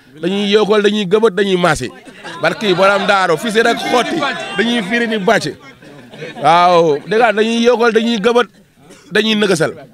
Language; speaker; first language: Wolof; non-native, local second language; Fula